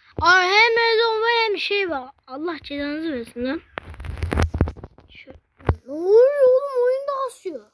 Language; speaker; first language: Turkish; native; Turkish